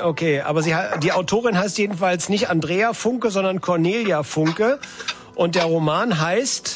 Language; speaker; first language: German; native; German